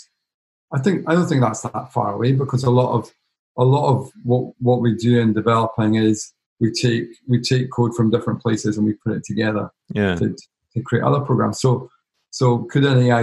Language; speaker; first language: English; native; English